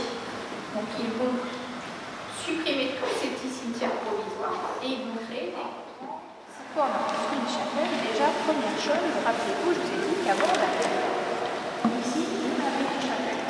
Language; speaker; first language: French; native; French